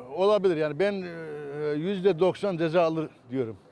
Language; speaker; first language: Turkish; native; Turkish